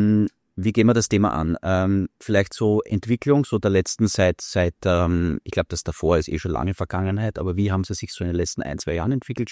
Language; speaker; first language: German; native; German